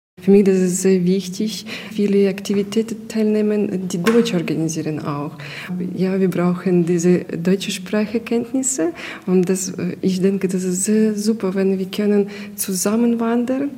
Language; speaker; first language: German; non-native, learner; Ukrainian